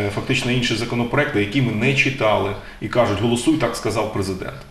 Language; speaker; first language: Ukrainian; native; Ukrainian